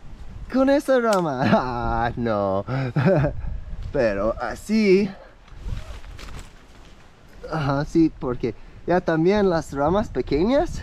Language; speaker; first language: Spanish; non-native, learner; English